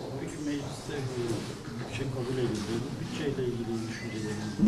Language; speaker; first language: Turkish; native; Turkish